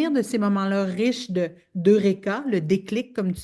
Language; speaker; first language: French; native; French